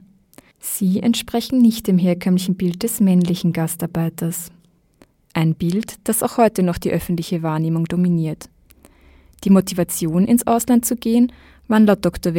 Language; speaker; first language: German; native; German